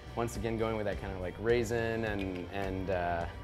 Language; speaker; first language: English; native; English